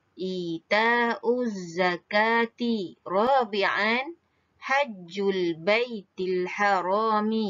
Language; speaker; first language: Arabic; non-native, fluent; Malay